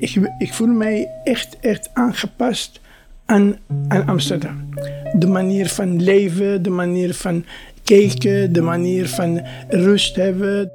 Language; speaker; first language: Dutch; non-native, learner; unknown